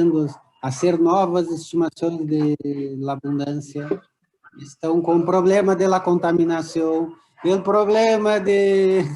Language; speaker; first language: Spanish; non-native, learner; Portuguese